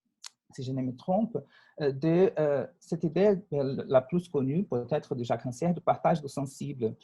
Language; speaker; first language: French; non-native, fluent; Portuguese